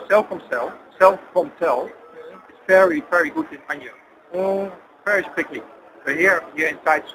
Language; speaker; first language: English; non-native, learner; Dutch